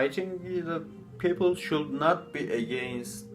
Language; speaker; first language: English; non-native, fluent; Turkish